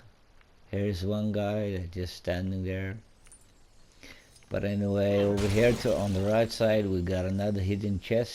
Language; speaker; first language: English; non-native, fluent; Swedish